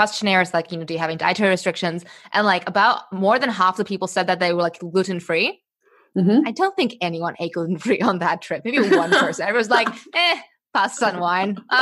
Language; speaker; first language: English; native; English